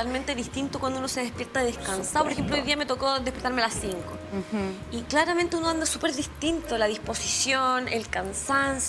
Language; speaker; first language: Spanish; native; Spanish